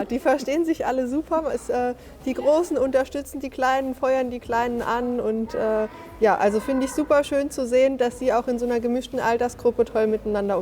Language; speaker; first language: German; native; German